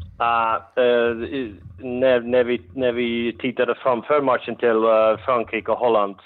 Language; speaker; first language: Swedish; non-native, fluent; Dutch